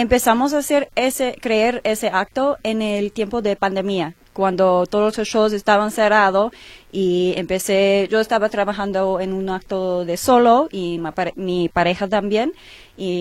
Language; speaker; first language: Spanish; non-native, learner; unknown